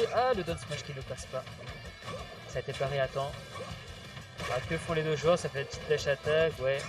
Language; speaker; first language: French; native; French